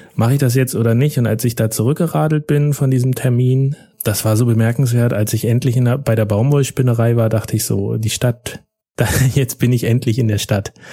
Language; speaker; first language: German; native; German